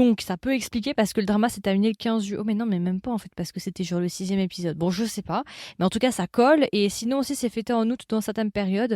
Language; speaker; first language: French; native; French